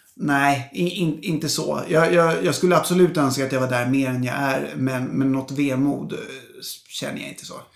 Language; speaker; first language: Swedish; early bilingual, other home language; Italian